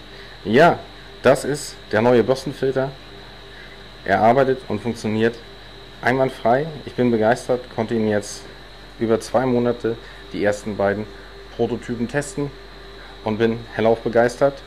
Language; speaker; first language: German; native; German